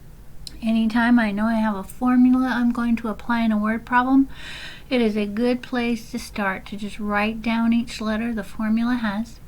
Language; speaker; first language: English; native; English